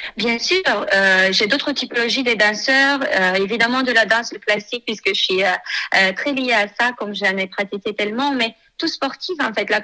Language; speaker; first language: French; non-native, fluent; Romanian